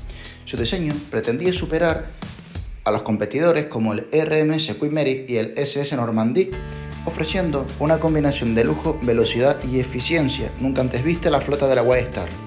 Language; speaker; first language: Spanish; native; Spanish